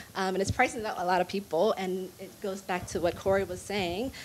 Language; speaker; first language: English; native; English